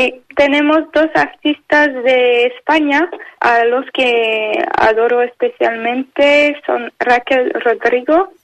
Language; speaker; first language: Spanish; non-native, fluent; French